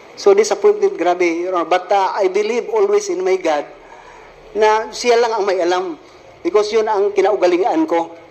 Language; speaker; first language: Filipino; non-native, local second language; Cebuano